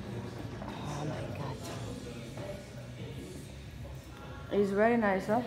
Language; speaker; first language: English; non-native, learner; Russian